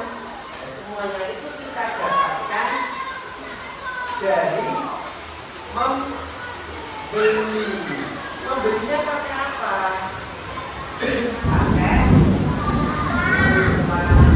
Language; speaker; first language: Indonesian; native; Indonesian